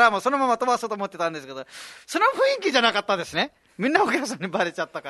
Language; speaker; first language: Japanese; non-native, fluent; Nepali